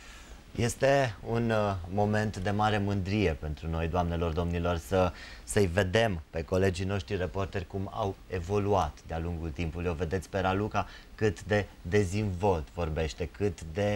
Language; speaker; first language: Romanian; native; Romanian